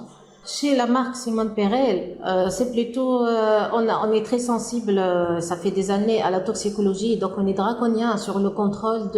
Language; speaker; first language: French; non-native, local second language; Arabic